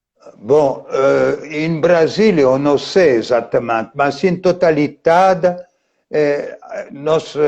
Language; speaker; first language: Portuguese; non-native, fluent; French